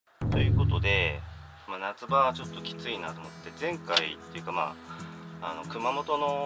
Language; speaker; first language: Japanese; native; Japanese